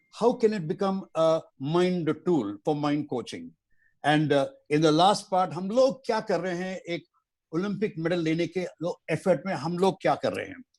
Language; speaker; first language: Hindi; non-native, local second language; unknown